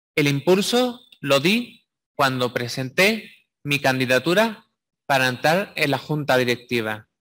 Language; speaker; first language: Spanish; native; Spanish